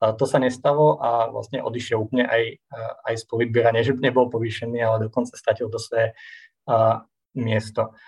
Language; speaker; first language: Slovak; native; Slovak